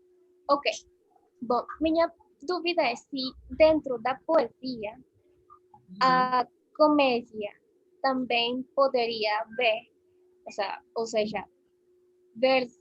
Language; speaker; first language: Portuguese; non-native, learner; Spanish